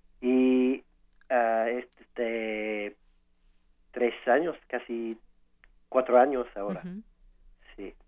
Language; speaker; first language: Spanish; non-native, learner; English